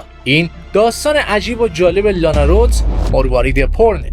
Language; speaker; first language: Persian; native; Persian